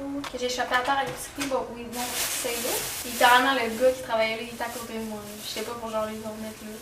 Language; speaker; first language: French; native; French